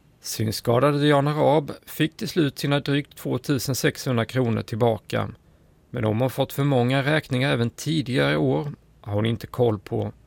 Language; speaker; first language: Swedish; native; Swedish